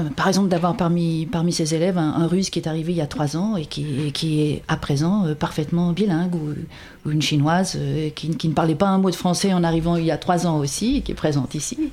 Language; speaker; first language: French; native; French